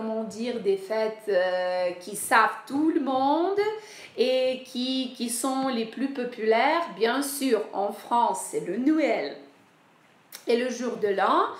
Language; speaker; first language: French; non-native, fluent; Ukrainian